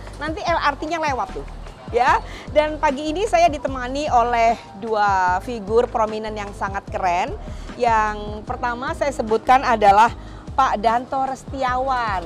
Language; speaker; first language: Indonesian; native; Indonesian